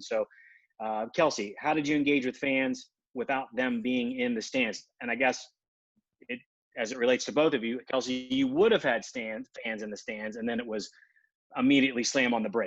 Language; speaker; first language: English; native; English